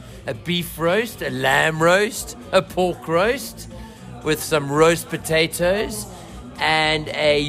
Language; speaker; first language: English; native; English